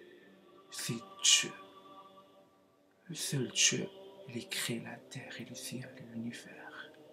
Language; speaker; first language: French; non-native, learner; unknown